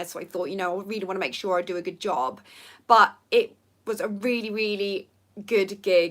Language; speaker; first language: English; native; English